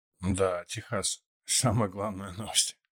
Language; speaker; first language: Russian; native; Russian